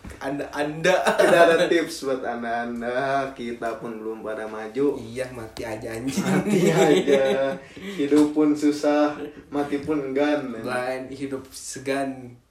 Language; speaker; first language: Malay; non-native, local second language; Sundanese